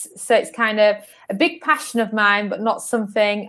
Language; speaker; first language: English; native; English